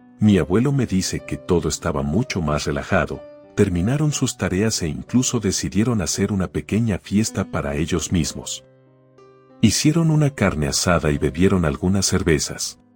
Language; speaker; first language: Spanish; native; Spanish